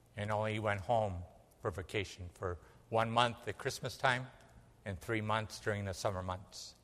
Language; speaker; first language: English; early bilingual, other home language; Spanish